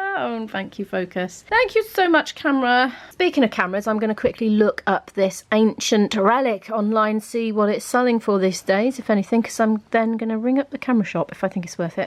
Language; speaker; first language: English; native; English